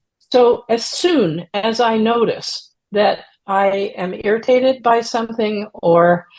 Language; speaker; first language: English; native; English